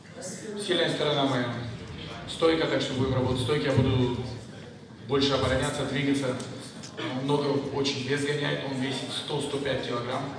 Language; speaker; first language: Russian; non-native, local second language; Uzbek